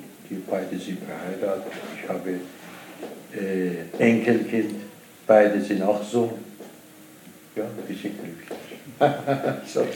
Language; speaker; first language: German; non-native, learner; Persian